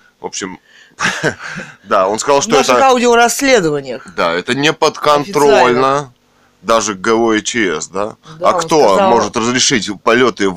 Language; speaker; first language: Russian; native; Russian